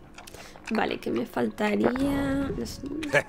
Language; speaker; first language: Spanish; native; Spanish